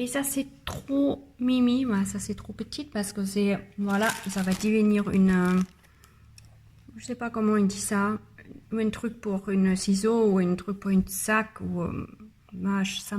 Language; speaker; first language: French; non-native, learner; German